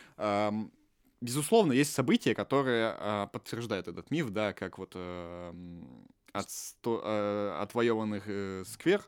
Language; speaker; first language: Russian; native; Russian